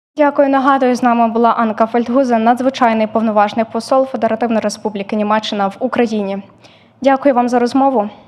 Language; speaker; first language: Ukrainian; native; Ukrainian